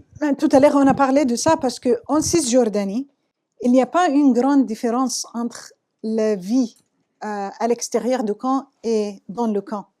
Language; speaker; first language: French; non-native, fluent; Arabic